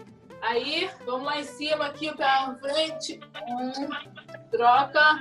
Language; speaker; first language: Portuguese; native; Portuguese